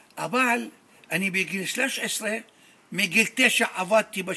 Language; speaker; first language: Hebrew; non-native, fluent; Arabic